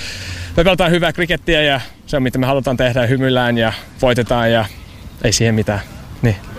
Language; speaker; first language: Finnish; non-native, fluent; English